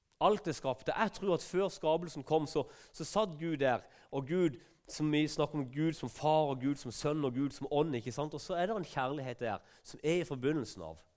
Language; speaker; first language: Norwegian; native; Norwegian